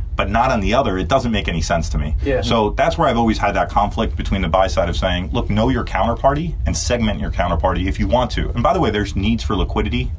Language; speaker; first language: English; early bilingual, other home language; Turkish